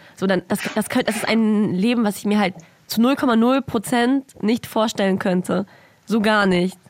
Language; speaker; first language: German; early bilingual, other home language; Russian